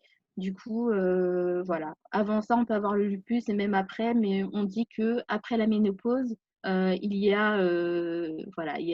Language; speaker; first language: French; native; French